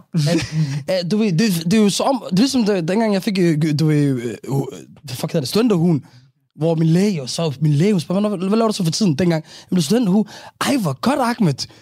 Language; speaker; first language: Danish; early bilingual, other home language; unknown